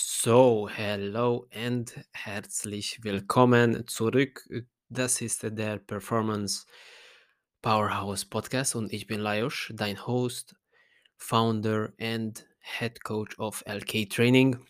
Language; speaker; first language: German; non-native, fluent; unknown